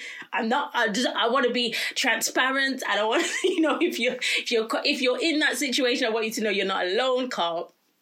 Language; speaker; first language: English; native; English